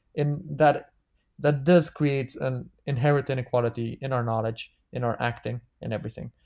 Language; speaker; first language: English; non-native, fluent; Bulgarian